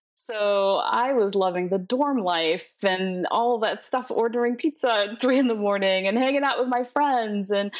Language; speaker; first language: English; early bilingual, other home language; Spanish